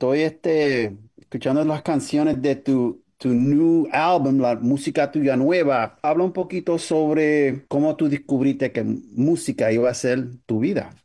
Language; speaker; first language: Spanish; early bilingual, other home language; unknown